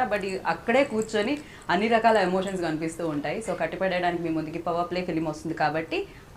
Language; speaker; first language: Telugu; native; Telugu